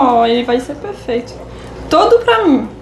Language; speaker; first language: Portuguese; non-native, fluent; French